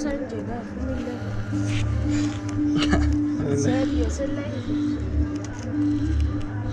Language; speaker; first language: Spanish; native; Spanish